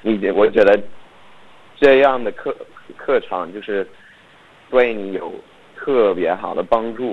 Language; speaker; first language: Chinese; non-native, learner; English